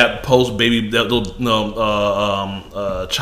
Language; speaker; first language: English; early bilingual, other home language; Yoruba